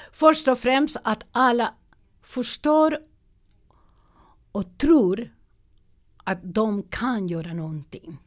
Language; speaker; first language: Swedish; non-native, learner; Spanish